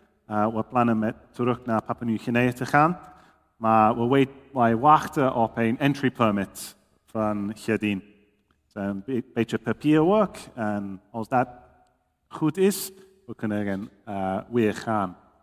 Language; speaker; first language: Dutch; non-native, learner; English